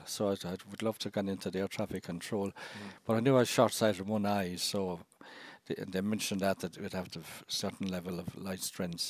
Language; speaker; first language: English; native; English